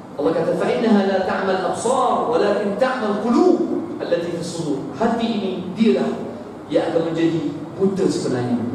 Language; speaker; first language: Malay; non-native, fluent; Arabic